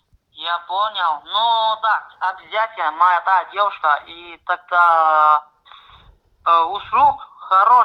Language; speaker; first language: Russian; non-native, learner; Chinese